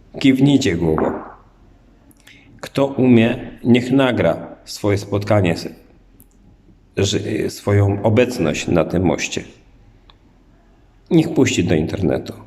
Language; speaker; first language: Polish; native; Polish